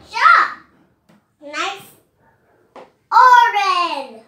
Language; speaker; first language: English; non-native, learner; Vietnamese